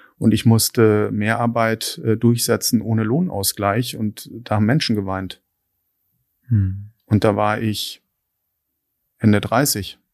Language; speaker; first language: German; native; German